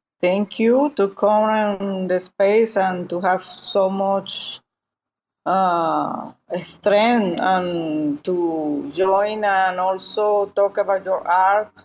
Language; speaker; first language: English; non-native, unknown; Italian